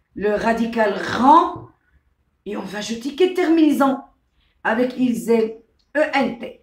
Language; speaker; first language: French; non-native, local second language; Arabic